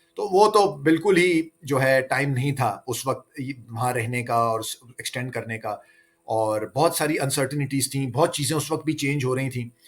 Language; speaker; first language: Urdu; native; Urdu